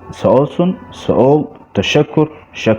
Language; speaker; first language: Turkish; non-native, learner; Somali